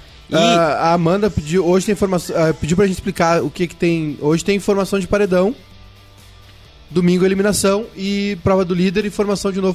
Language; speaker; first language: Portuguese; native; Portuguese